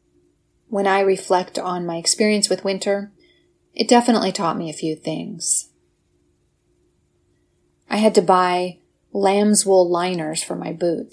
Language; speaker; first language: English; native; English